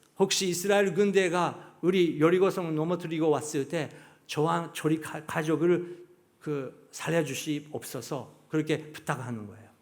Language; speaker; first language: Korean; non-native, fluent; Japanese